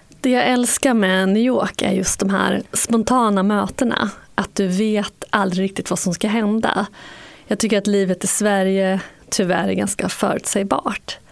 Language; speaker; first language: Swedish; native; Swedish